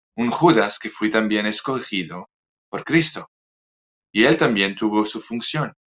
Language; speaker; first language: Spanish; non-native, fluent; French